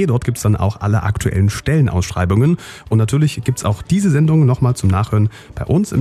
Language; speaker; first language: German; native; German